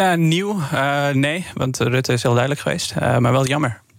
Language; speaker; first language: Dutch; non-native, fluent; Persian